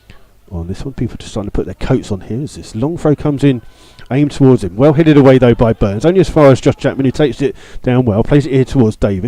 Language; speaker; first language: English; native; English